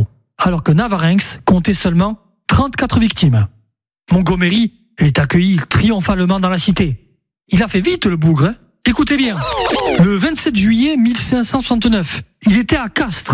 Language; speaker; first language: French; native; French